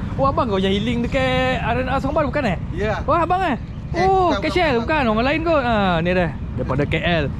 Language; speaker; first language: Malay; native; Malay